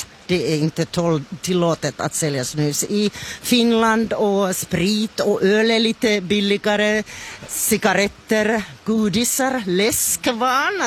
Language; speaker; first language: Swedish; non-native, fluent; Finnish